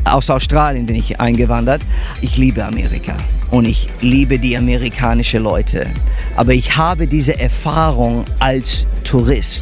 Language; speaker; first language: German; non-native, fluent; English